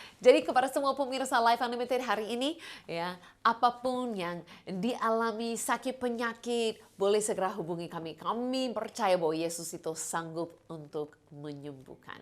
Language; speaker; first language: Indonesian; non-native, fluent; English